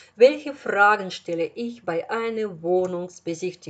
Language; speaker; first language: German; non-native, fluent; Russian